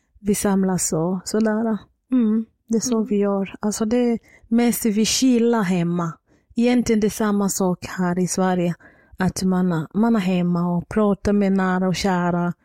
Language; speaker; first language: Swedish; non-native, fluent; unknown